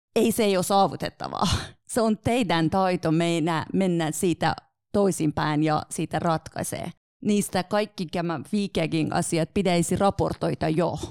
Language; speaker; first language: Finnish; non-native, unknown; Persian